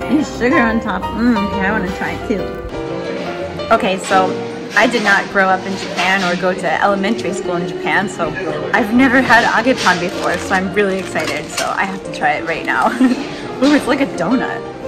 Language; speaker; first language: English; native; English